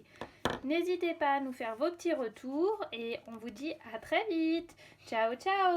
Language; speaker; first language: French; native; French